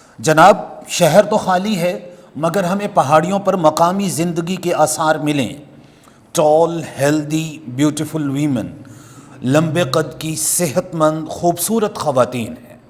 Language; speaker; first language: Urdu; non-native, local second language; Punjabi